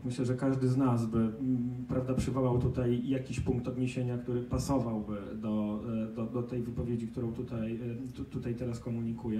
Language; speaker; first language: Polish; native; Polish